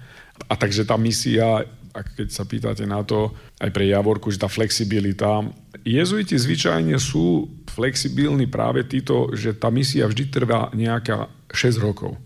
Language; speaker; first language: Slovak; native; Slovak